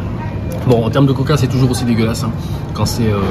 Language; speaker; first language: French; native; French